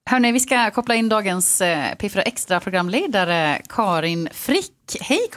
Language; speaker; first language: Swedish; native; Swedish